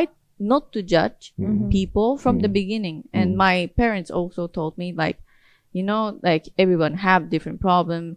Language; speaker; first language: English; non-native, fluent; Japanese